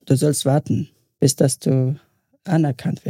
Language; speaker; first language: German; non-native, learner; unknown